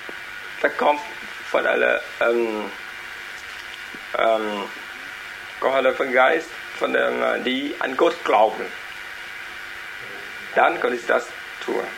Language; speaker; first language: German; non-native, learner; Vietnamese